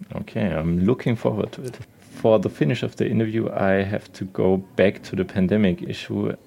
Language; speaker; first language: English; non-native, fluent; German